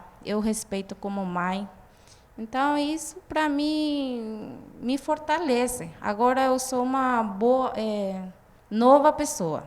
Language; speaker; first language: Portuguese; non-native, fluent; Guarani